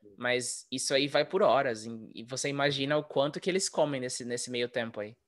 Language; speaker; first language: Portuguese; native; Portuguese